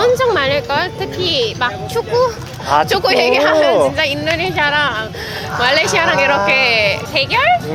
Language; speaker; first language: Korean; non-native, fluent; Indonesian